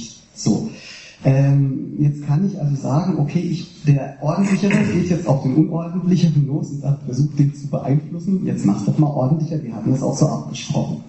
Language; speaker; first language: German; native; German